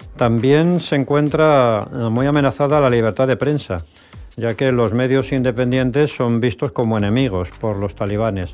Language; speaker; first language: Spanish; native; Spanish